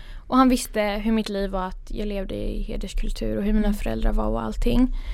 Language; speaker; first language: Swedish; early bilingual, other home language; Kurdish